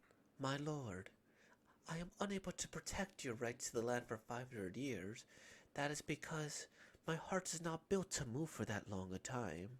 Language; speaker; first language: English; native; English